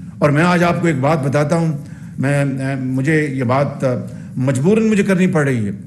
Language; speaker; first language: Urdu; non-native, local second language; Punjabi